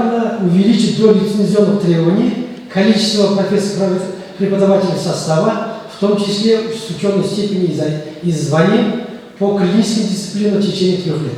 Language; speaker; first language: Russian; non-native, local second language; Kazakh